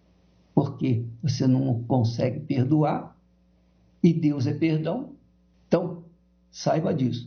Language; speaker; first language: Portuguese; native; Portuguese